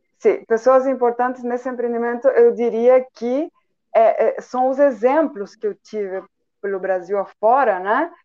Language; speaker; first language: Portuguese; non-native, fluent; Spanish